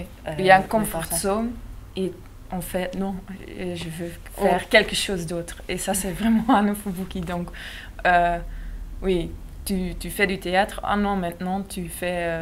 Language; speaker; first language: French; non-native, local second language; Dutch